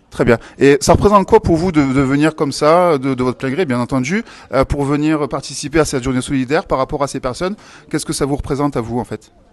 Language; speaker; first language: French; native; French